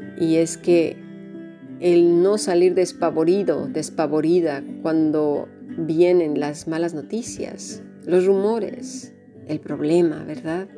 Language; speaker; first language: Spanish; native; Spanish